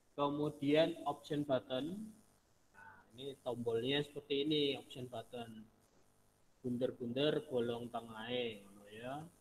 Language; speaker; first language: Indonesian; non-native, local second language; Javanese